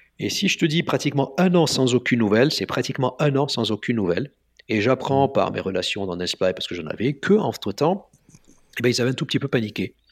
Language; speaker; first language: French; non-native, local second language; Arabic